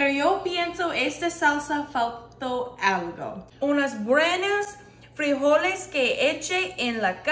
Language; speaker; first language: Spanish; non-native, learner; English